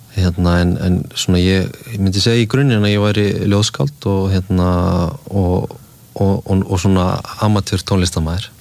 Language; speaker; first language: Icelandic; native; Icelandic